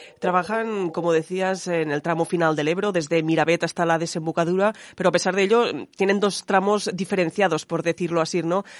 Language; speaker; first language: Spanish; non-native, local second language; Catalan